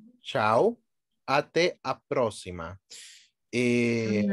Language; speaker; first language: Portuguese; non-native, fluent; Spanish